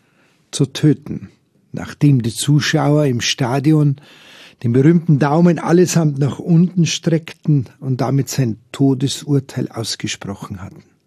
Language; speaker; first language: German; native; German